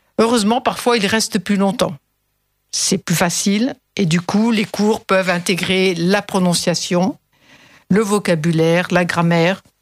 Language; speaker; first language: French; native; French